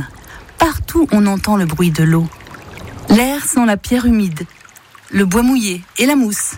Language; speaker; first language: French; native; French